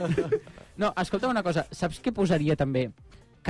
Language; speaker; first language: Catalan; native; Catalan